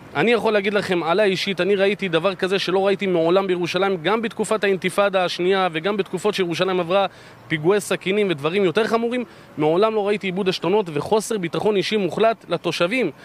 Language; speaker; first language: Hebrew; native; Hebrew